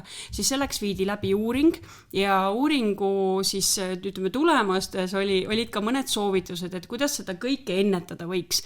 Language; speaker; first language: Estonian; native; Estonian